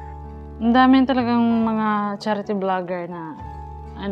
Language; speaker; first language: Filipino; native; Filipino